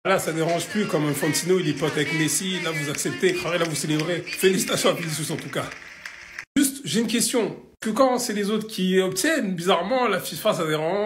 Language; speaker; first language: French; native; French